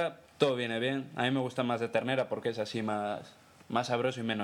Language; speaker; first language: Spanish; native; Spanish